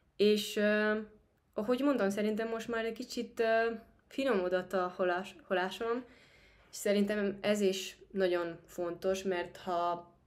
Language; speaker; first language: Hungarian; non-native, fluent; Spanish